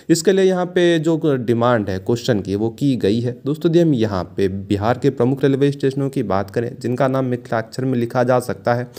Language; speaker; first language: Hindi; native; Hindi